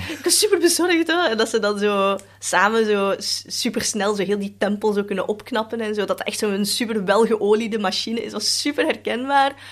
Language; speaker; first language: Dutch; early bilingual, other home language; Cantonese